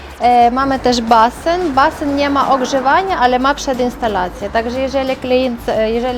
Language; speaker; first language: Polish; non-native, fluent; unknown